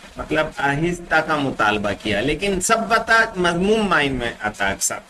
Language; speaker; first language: Urdu; native; Urdu